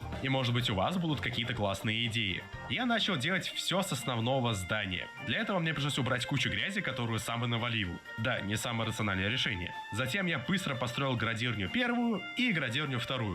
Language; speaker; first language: Russian; native; Russian